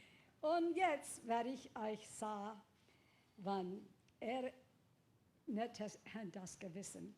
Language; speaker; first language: German; early bilingual, heritage; English